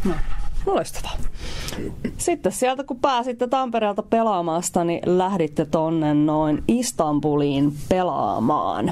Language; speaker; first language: Finnish; native; Finnish